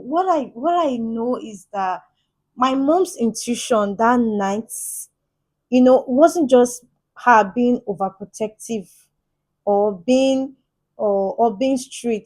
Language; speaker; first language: English; native; English